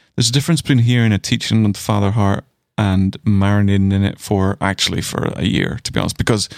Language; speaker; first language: English; native; English